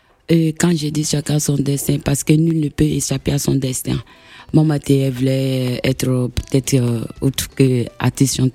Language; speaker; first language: French; non-native, local second language; Mandingo